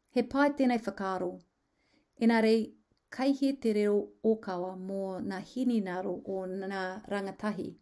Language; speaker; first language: Māori; non-native, local second language; English